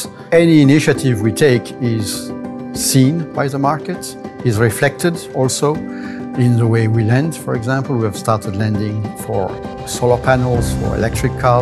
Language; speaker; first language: English; non-native, fluent; French